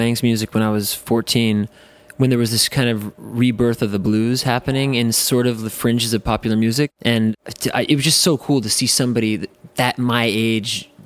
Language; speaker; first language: English; native; English